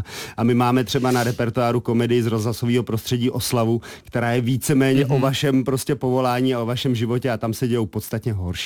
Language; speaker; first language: Czech; native; Czech